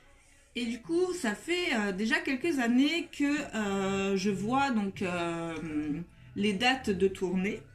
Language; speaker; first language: French; native; French